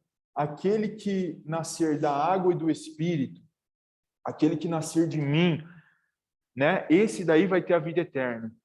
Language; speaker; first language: Portuguese; native; Portuguese